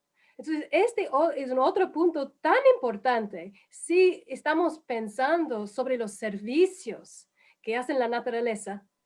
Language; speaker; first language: Spanish; non-native, fluent; English